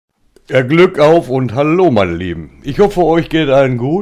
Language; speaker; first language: German; native; German